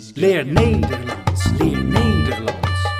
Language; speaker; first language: Dutch; non-native, fluent; Somali